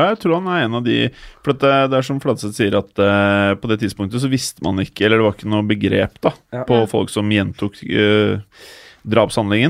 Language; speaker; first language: Norwegian; native; Norwegian